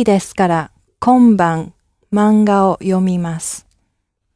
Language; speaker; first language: Japanese; non-native, learner; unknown